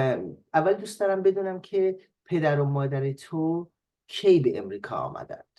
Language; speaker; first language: Persian; native; Persian